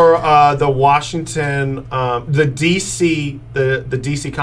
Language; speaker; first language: English; native; English